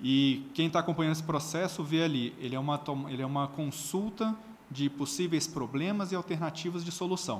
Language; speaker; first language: Portuguese; native; Portuguese